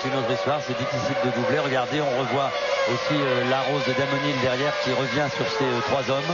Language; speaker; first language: French; native; French